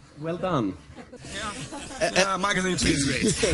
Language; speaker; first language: English; non-native, fluent; Swedish